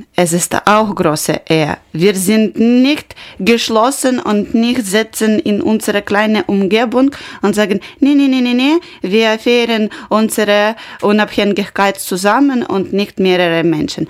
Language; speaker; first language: German; non-native, learner; Ukrainian